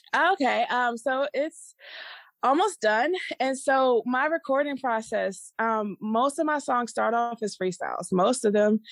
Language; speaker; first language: English; native; English